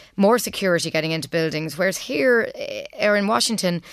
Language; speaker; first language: English; native; English